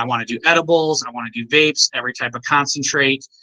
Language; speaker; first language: English; native; English